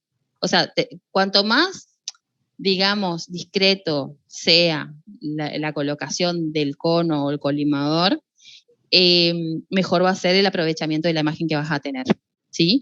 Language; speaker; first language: Spanish; native; Spanish